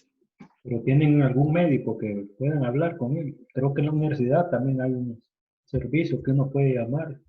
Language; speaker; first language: Spanish; native; Spanish